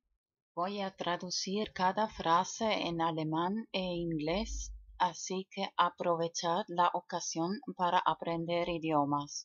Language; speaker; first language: Spanish; non-native, fluent; German